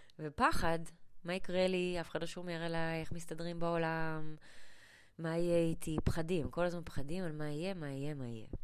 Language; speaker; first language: Hebrew; early bilingual, other home language; English